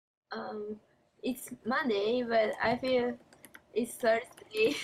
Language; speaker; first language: English; non-native, learner; Japanese